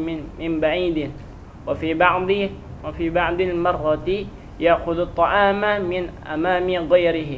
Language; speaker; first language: Arabic; non-native, learner; Indonesian